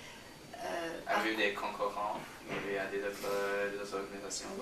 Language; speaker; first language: French; non-native, learner; English